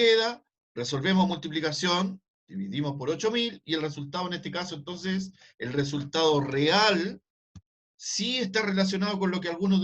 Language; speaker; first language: Spanish; native; Spanish